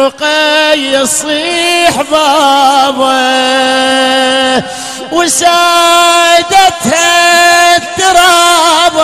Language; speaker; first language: Arabic; native; Arabic